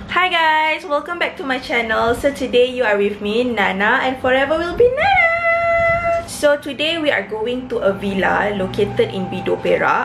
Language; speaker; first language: English; non-native, local second language; Malay